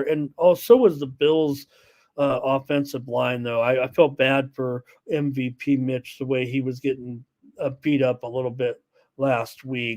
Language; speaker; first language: English; native; English